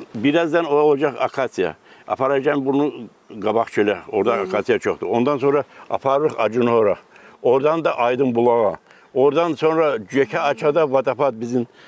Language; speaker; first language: Azerbaijani; non-native, local second language; Avaric